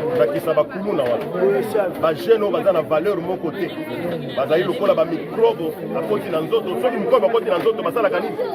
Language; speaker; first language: Lingala; native; Lingala